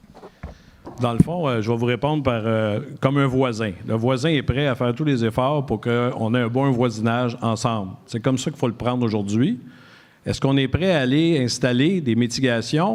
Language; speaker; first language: French; native; French